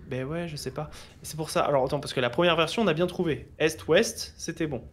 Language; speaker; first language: French; native; French